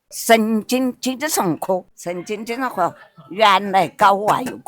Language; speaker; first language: Chinese; native; Chinese